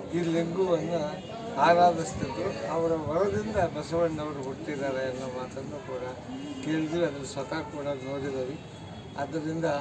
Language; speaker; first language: Kannada; non-native, local second language; Lambadi